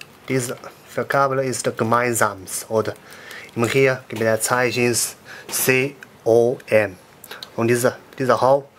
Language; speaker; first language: German; non-native, learner; Chinese